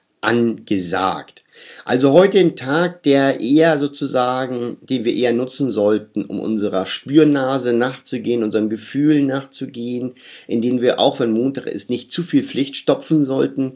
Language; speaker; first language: German; native; German